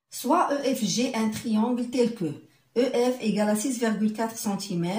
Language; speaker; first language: French; non-native, local second language; Arabic